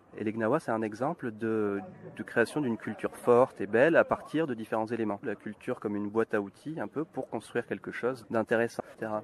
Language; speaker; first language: French; native; French